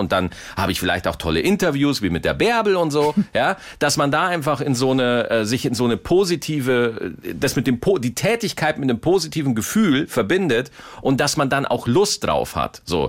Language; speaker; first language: German; native; German